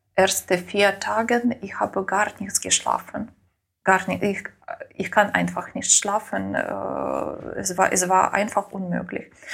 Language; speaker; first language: German; non-native, learner; Ukrainian